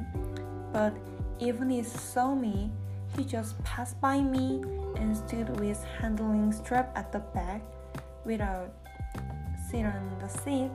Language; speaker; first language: English; non-native, learner; Korean